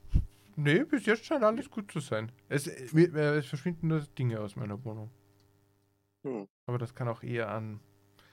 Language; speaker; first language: German; native; German